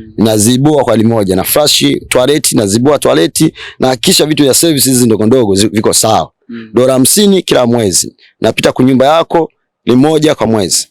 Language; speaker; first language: Swahili; non-native, local second language; Rundi